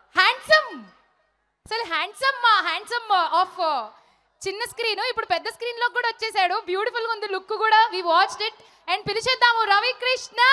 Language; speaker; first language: Telugu; native; Telugu